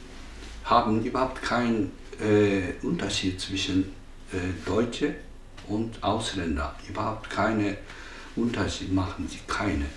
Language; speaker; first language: German; non-native, fluent; Japanese